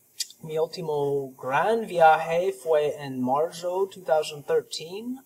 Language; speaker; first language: Spanish; non-native, learner; English